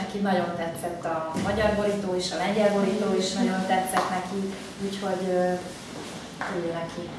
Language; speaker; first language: Hungarian; native; Hungarian